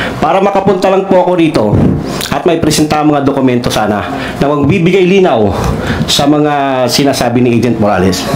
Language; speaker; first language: Filipino; non-native, local second language; Cebuano